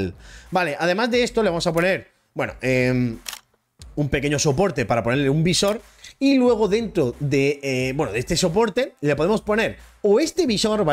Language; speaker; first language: Spanish; native; Spanish